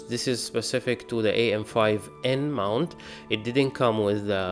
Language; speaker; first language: English; non-native, fluent; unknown